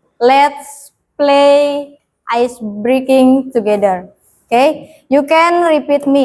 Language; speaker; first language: English; non-native, learner; Indonesian